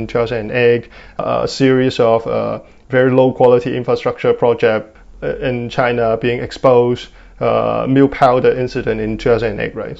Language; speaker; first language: English; non-native, local second language; Cantonese